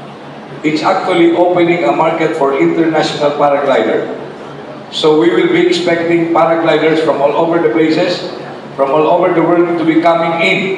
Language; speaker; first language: English; non-native, local second language; Bikol